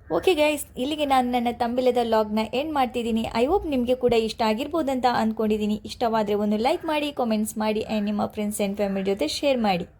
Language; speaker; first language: Kannada; non-native, local second language; Tulu